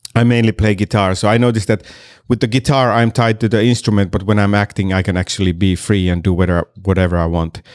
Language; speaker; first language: English; non-native, fluent; Finnish